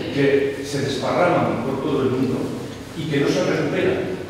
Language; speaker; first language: Spanish; native; Spanish